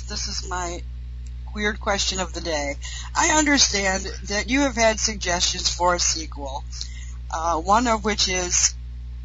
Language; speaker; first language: English; native; English